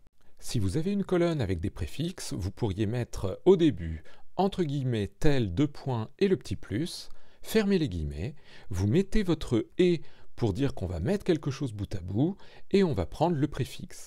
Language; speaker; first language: French; native; French